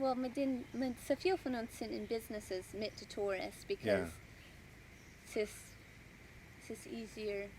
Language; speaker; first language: German; early bilingual, heritage; Pennsylvania German